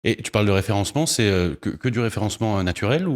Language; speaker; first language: French; native; French